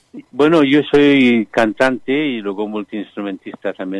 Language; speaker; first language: Spanish; non-native, fluent; Morisyen